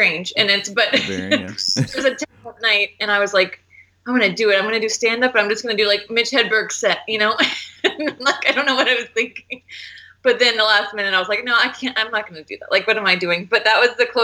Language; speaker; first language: English; native; English